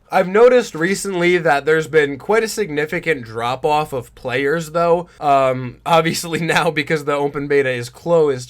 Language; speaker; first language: English; native; English